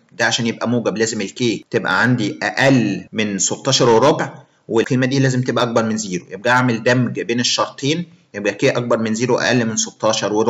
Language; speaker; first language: Arabic; native; Arabic